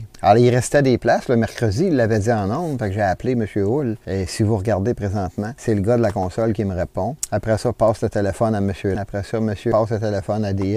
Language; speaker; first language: French; native; French